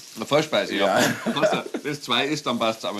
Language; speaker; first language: German; native; German